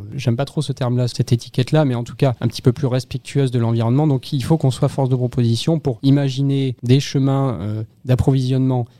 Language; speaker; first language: French; native; French